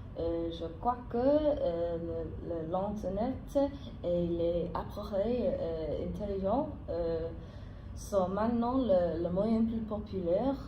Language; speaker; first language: French; non-native, fluent; English